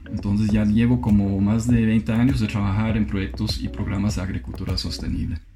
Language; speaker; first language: Spanish; non-native, fluent; German